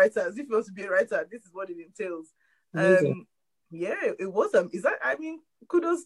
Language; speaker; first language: English; non-native, local second language; Yoruba